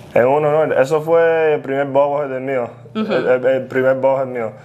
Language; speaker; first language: Spanish; early bilingual, heritage; Spanish